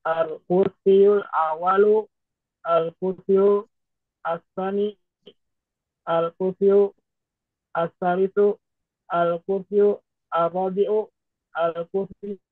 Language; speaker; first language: Arabic; non-native, learner; Indonesian